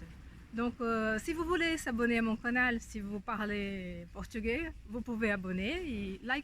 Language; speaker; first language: French; non-native, fluent; Portuguese